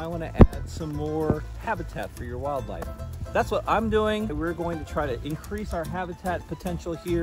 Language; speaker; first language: English; native; English